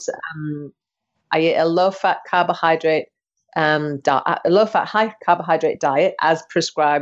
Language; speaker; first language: English; native; English